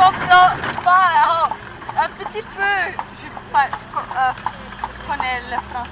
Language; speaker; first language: French; non-native, local second language; Dutch